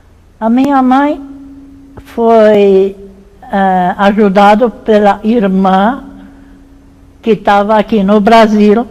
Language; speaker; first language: Portuguese; early bilingual, other home language; German